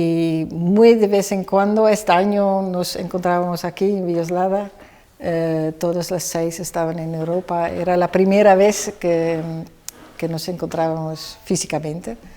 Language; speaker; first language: Spanish; non-native, fluent; Dutch